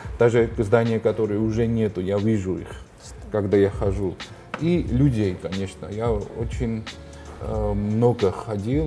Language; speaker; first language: Russian; non-native, fluent; Georgian